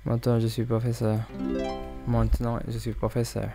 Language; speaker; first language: French; non-native, learner; English